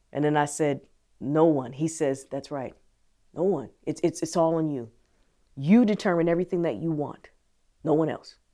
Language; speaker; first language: English; native; English